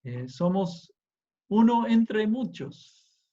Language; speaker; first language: Spanish; non-native, fluent; English